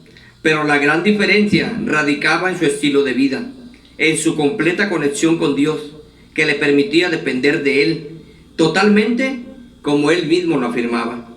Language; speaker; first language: Spanish; native; Spanish